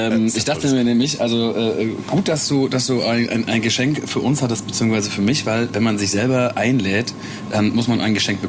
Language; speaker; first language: German; native; German